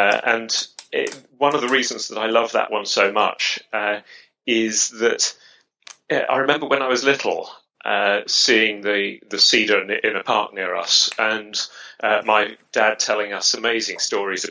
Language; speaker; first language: English; native; English